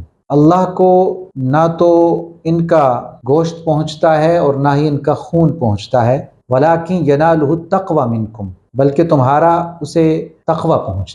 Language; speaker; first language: Urdu; native; Urdu